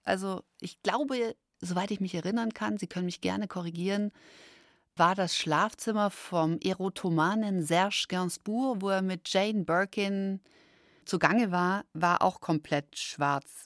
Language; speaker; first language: German; native; German